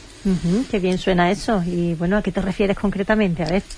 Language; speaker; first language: Spanish; native; Spanish